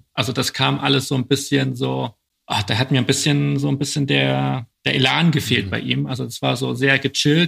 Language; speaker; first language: German; native; German